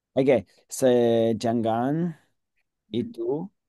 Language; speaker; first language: Indonesian; non-native, learner; English